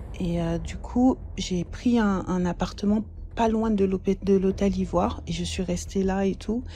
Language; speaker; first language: French; native; French